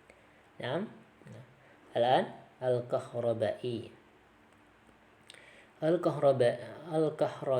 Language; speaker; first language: Arabic; non-native, fluent; Indonesian